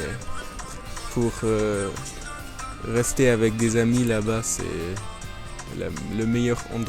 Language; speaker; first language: French; non-native, fluent; German